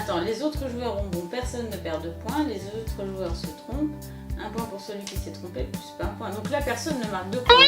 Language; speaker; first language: French; native; French